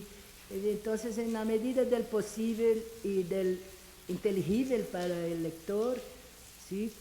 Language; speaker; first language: Spanish; non-native, fluent; Portuguese